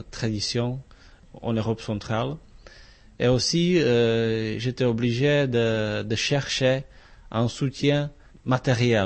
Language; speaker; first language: French; non-native, fluent; Czech